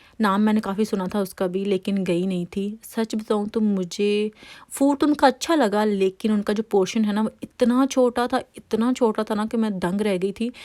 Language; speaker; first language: Urdu; native; Urdu